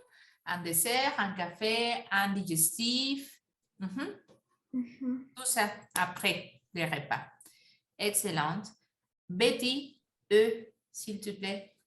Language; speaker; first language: French; non-native, fluent; Spanish